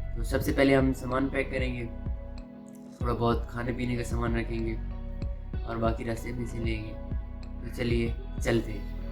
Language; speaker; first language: Urdu; non-native, local second language; Saraiki